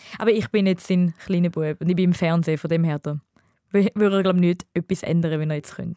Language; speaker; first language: German; early bilingual, other home language; Tamil